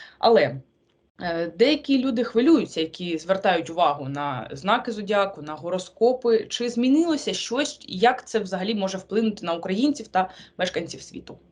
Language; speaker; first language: Ukrainian; native; Ukrainian